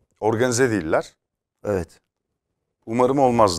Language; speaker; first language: Turkish; native; Turkish